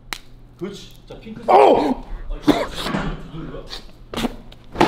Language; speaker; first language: Korean; native; Korean